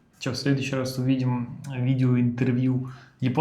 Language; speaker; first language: Russian; native; Russian